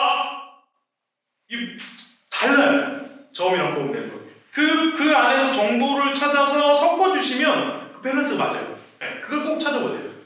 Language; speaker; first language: Korean; native; Korean